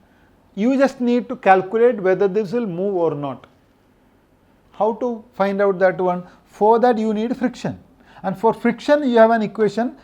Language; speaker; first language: English; non-native, local second language; Malayalam